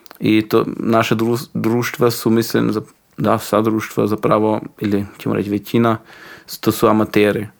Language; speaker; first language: Slovenian; non-native, learner; Croatian